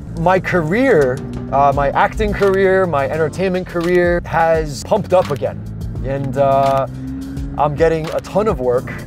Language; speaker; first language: English; early bilingual, other home language; Chinese